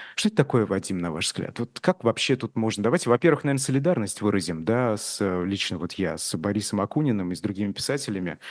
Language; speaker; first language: Russian; native; Russian